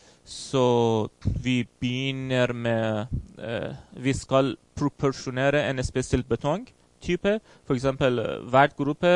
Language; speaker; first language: Swedish; non-native, fluent; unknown